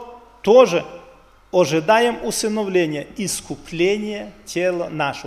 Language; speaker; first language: Russian; non-native, local second language; Ukrainian